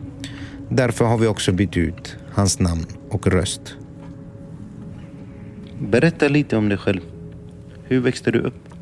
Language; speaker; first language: Swedish; native; Swedish